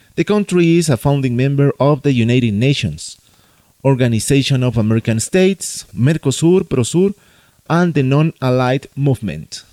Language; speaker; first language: English; non-native, fluent; Spanish